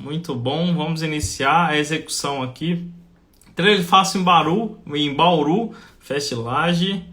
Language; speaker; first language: Portuguese; native; Portuguese